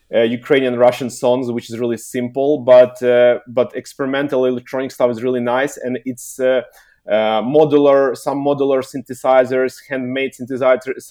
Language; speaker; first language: English; non-native, learner; Ukrainian